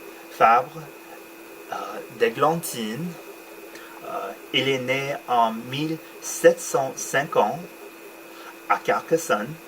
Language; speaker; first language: French; non-native, learner; English